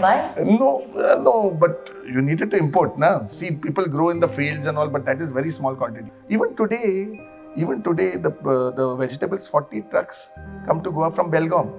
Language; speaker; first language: English; non-native, local second language; Konkani